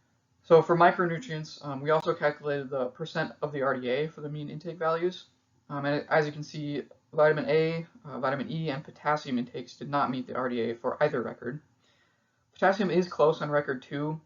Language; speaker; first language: English; native; English